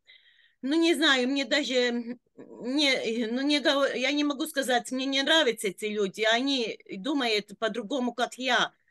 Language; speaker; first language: Russian; non-native, local second language; Latvian